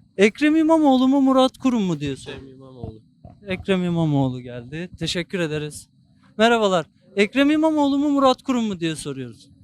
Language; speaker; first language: Turkish; native; Turkish